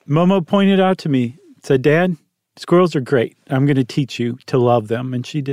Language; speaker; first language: English; native; English